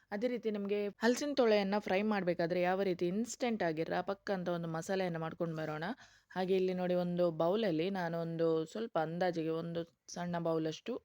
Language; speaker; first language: Kannada; non-native, local second language; Tulu